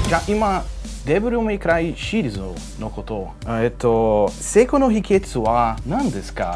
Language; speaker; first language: Japanese; non-native, learner; Portuguese